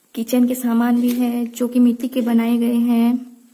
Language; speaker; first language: Hindi; non-native, local second language; Odia